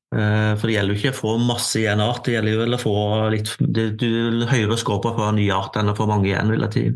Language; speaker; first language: Norwegian; native; Norwegian